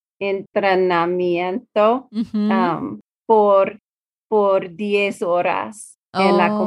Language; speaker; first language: Spanish; non-native, learner; English